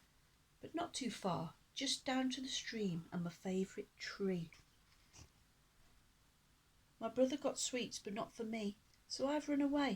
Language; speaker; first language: English; native; English